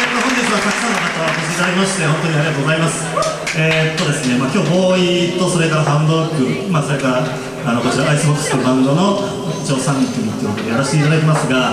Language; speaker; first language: Japanese; native; Japanese